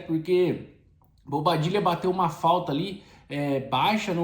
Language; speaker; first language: Portuguese; native; Portuguese